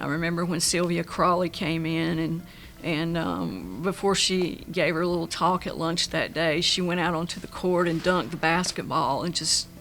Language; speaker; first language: English; native; English